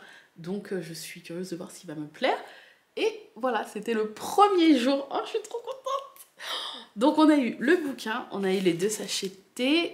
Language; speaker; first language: French; native; French